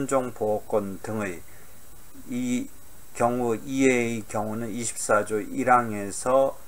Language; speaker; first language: Korean; native; Korean